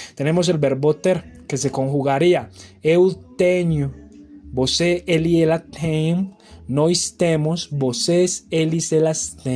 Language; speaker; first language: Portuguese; non-native, fluent; Spanish